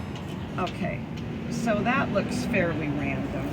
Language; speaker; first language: English; native; English